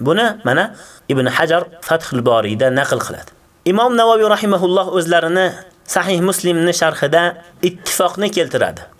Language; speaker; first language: Uzbek; native; Uzbek